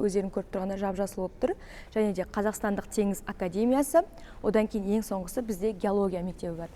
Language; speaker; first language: Kazakh; native; Kazakh